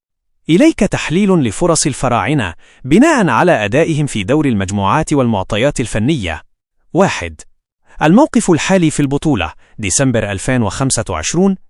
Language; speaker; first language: Arabic; native; Arabic